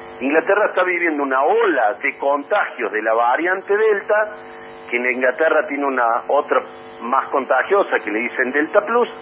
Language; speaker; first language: Spanish; native; Spanish